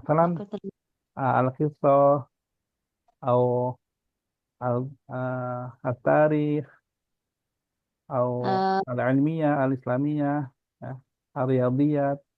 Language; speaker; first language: Arabic; non-native, fluent; Indonesian